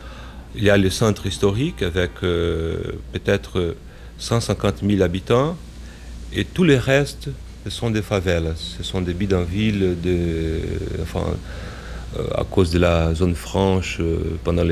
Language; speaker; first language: French; non-native, fluent; Portuguese